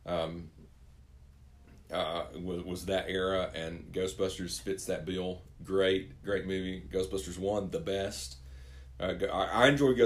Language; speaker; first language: English; native; English